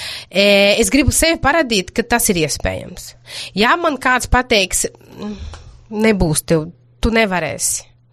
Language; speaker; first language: Latvian; non-native, fluent; Portuguese